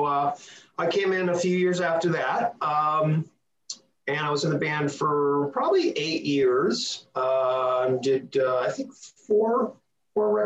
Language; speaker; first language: English; native; English